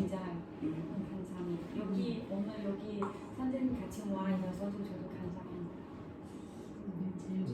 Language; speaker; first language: Korean; non-native, learner; Chinese